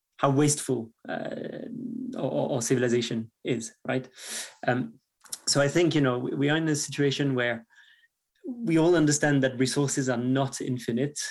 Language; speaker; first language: English; non-native, fluent; French